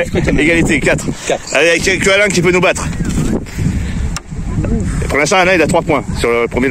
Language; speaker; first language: French; native; French